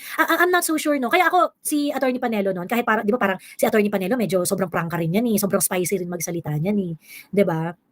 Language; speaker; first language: Filipino; native; Filipino